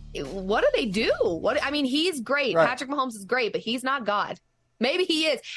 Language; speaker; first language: English; native; English